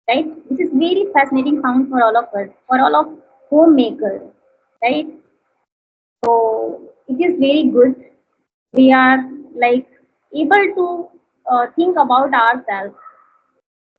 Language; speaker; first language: English; non-native, learner; Hindi